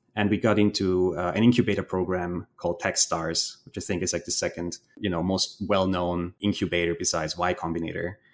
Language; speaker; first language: English; non-native, fluent; German